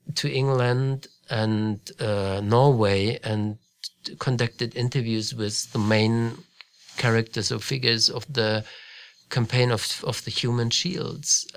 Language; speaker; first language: English; non-native, fluent; German